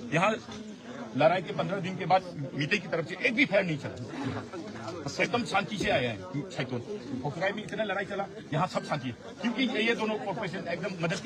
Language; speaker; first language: Hindi; non-native, local second language; Manipuri